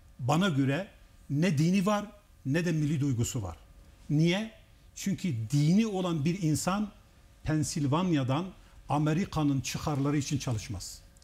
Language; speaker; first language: Turkish; non-native, local second language; Kurdish